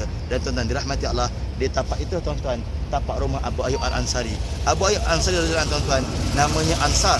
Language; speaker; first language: Malay; native; Malay